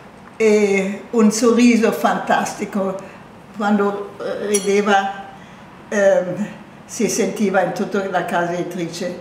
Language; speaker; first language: Italian; non-native, fluent; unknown